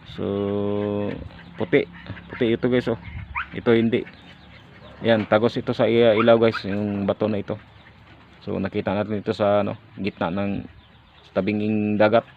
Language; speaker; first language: Filipino; non-native, local second language; Cebuano